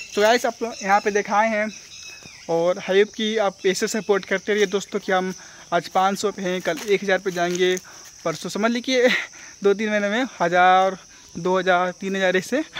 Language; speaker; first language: Hindi; native; Hindi